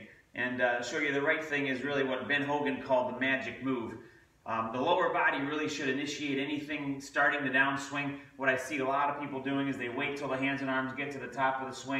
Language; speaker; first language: English; native; English